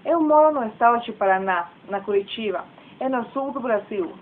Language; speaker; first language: Portuguese; non-native, learner; Spanish